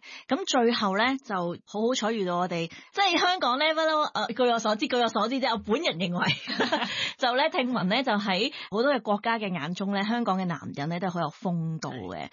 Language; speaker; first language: Cantonese; native; Cantonese